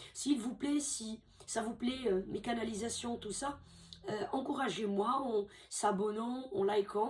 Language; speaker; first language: French; native; French